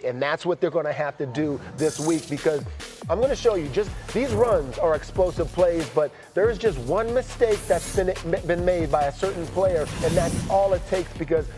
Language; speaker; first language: English; native; English